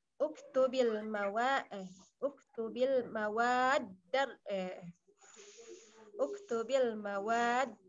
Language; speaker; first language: Arabic; non-native, learner; Indonesian